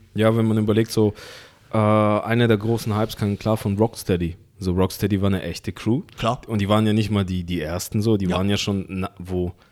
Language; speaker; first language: German; early bilingual, other home language; Russian